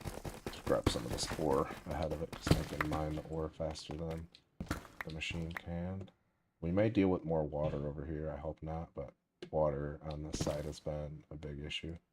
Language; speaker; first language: English; native; English